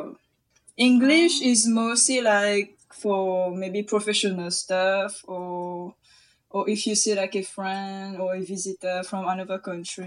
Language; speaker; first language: English; non-native, local second language; Morisyen